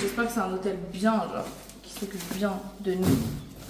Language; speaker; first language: French; native; French